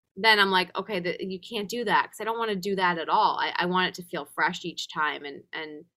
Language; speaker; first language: English; native; English